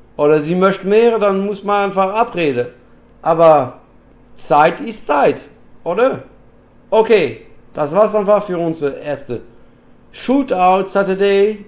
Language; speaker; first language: German; non-native, learner; French